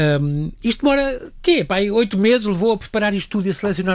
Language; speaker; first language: Portuguese; native; Portuguese